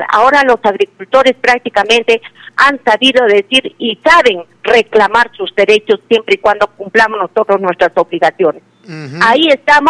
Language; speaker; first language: Spanish; native; Spanish